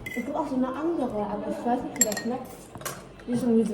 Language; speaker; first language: German; early bilingual, other home language; Cebuano